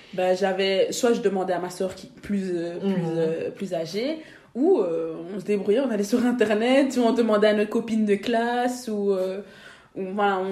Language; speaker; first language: French; native; French